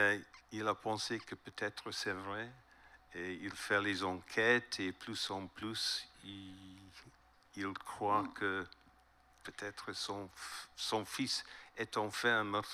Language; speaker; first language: French; non-native, learner; English